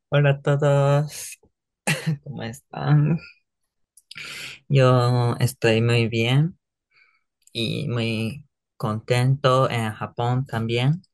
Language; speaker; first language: Spanish; non-native, learner; Japanese